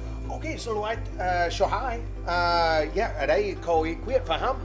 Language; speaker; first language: Vietnamese; non-native, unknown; English